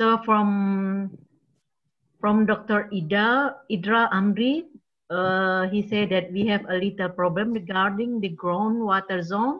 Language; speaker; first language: English; non-native, learner; Indonesian